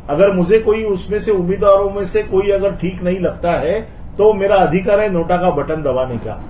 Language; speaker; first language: Hindi; non-native, local second language; Marathi